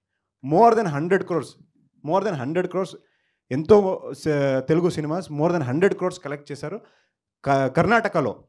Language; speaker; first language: Telugu; non-native, learner; Kannada